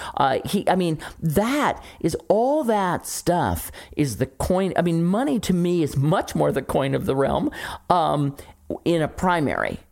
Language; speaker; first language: English; native; English